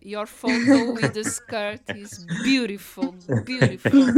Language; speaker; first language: English; non-native, fluent; Portuguese